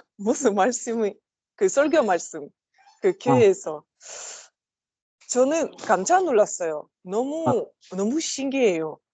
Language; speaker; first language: Korean; non-native, learner; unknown